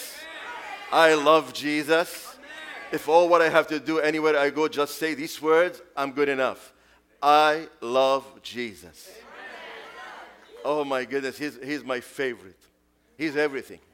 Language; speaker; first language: English; non-native, fluent; Arabic